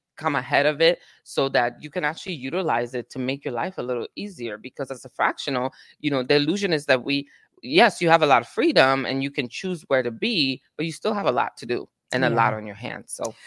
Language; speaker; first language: English; non-native, fluent; Italian